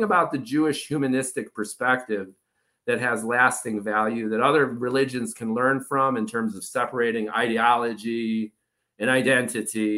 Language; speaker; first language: English; native; English